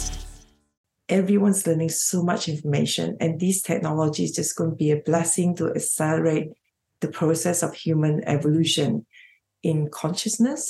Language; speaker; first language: English; non-native, local second language; Cantonese